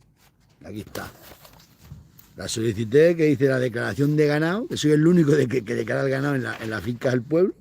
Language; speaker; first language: Spanish; native; Spanish